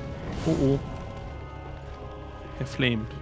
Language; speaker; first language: German; native; German